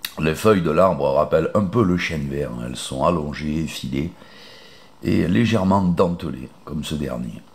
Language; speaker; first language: French; native; French